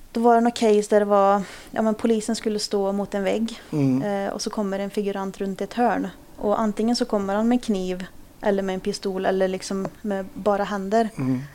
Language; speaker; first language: Swedish; early bilingual, other home language; Kurdish